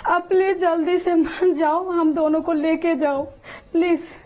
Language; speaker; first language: Hindi; non-native, learner; Bangla